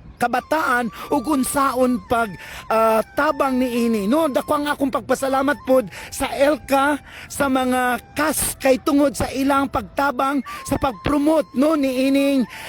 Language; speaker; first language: Cebuano; non-native, local second language; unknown